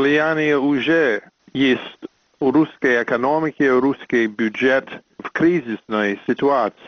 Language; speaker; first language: Russian; non-native, fluent; English